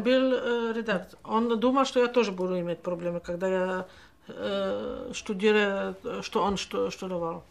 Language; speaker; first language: Russian; non-native, fluent; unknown